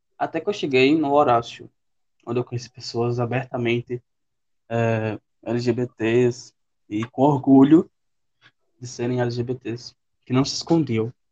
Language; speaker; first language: Portuguese; native; Portuguese